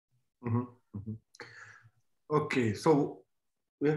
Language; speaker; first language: English; non-native, fluent; Russian